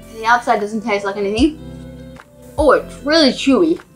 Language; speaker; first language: English; native; English